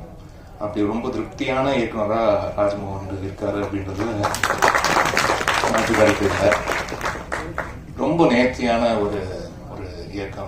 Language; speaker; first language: Tamil; native; Tamil